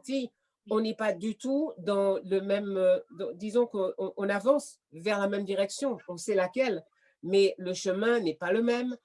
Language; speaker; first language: French; native; French